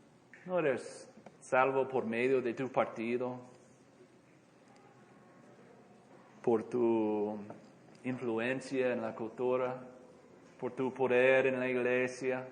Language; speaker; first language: Spanish; non-native, fluent; English